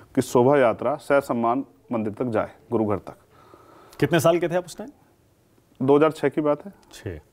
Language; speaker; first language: Hindi; native; Hindi